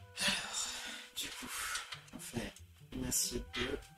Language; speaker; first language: French; native; French